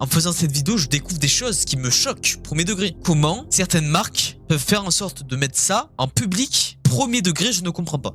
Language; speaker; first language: French; native; French